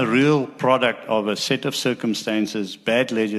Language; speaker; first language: English; non-native, local second language; Afrikaans